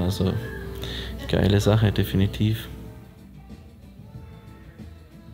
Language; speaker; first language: German; native; German